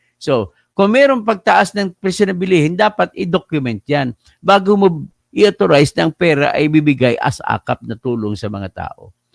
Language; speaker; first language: Filipino; non-native, local second language; Hiligaynon